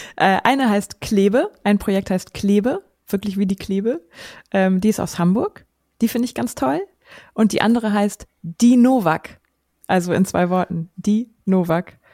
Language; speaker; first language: German; native; German